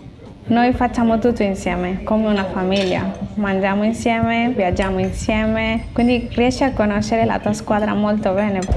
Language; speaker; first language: Italian; non-native, fluent; Spanish